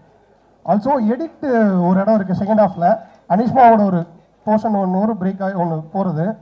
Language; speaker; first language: Tamil; native; Tamil